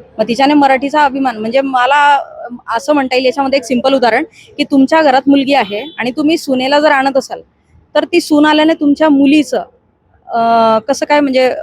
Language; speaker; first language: Marathi; non-native, local second language; Hindi